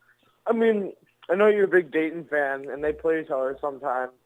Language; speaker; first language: English; native; English